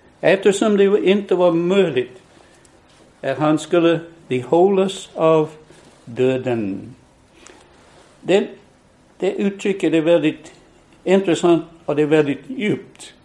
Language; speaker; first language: Swedish; non-native, fluent; English